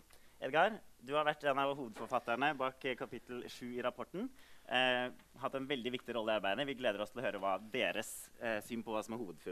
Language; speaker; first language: Norwegian; native; Norwegian